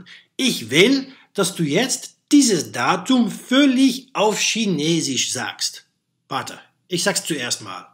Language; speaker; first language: German; non-native, fluent; Dutch